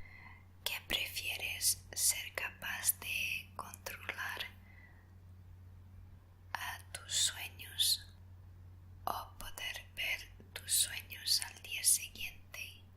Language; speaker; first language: Spanish; non-native, fluent; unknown